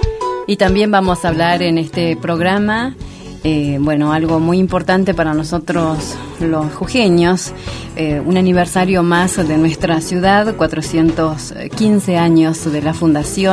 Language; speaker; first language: Spanish; native; Spanish